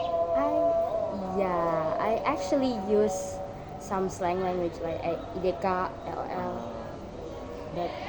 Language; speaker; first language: English; non-native, learner; Indonesian